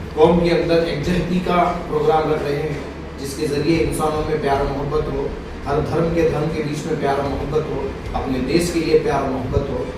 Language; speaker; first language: Hindi; non-native, local second language; Urdu